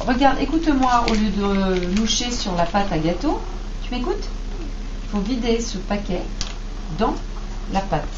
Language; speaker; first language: French; native; French